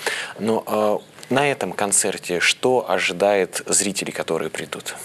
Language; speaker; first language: Russian; native; Russian